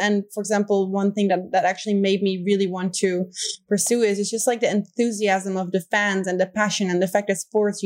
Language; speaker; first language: English; non-native, fluent; Dutch